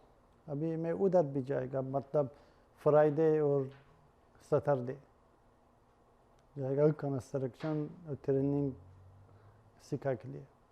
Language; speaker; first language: Hindi; non-native, learner; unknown